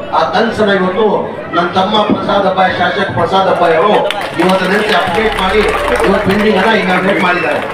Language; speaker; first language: Kannada; non-native, local second language; Urdu